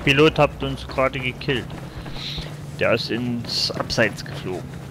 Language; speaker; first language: German; native; German